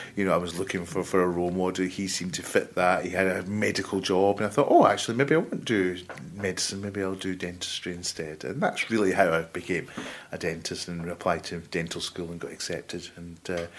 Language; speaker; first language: English; native; English